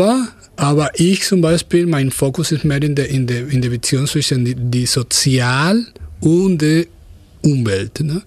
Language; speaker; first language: German; non-native, fluent; Spanish